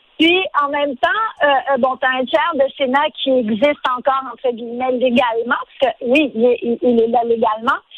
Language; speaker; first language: French; native; French